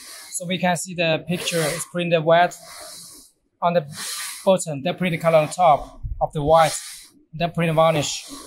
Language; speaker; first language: English; non-native, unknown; Chinese